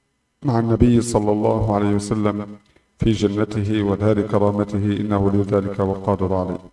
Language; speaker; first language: Arabic; non-native, fluent; Indonesian